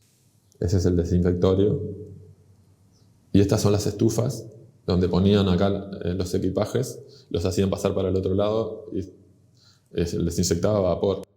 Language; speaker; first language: Spanish; native; Spanish